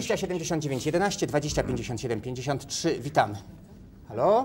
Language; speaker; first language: Polish; native; Polish